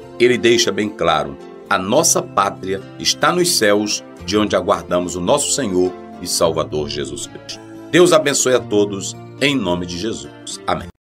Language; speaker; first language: Portuguese; native; Portuguese